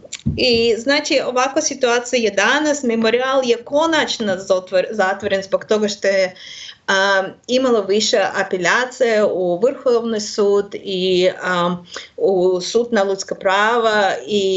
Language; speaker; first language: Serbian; non-native, learner; Russian